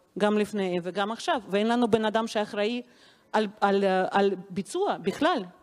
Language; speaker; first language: Hebrew; non-native, fluent; Russian